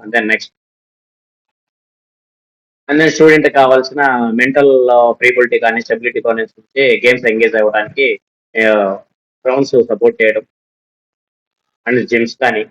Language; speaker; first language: Telugu; native; Telugu